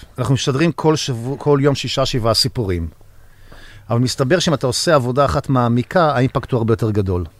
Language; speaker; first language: Hebrew; native; Hebrew